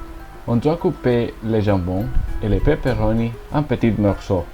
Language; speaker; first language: French; non-native, learner; Spanish